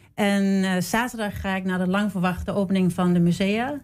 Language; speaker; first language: Dutch; non-native, fluent; Danish